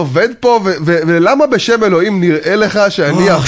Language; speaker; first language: Hebrew; native; Hebrew